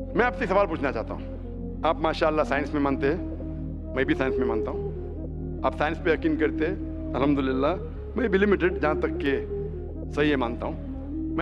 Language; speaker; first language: Hindi; non-native, local second language; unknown